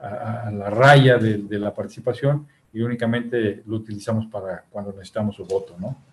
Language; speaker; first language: Spanish; native; Spanish